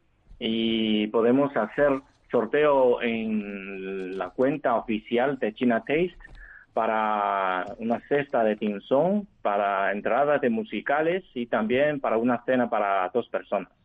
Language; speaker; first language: Spanish; non-native, fluent; Chinese